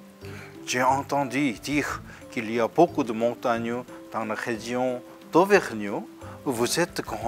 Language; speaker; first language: French; non-native, fluent; Korean